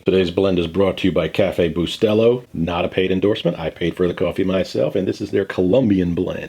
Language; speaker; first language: English; native; English